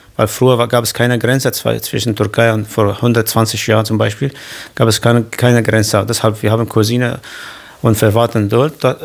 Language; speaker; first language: German; non-native, learner; Kurdish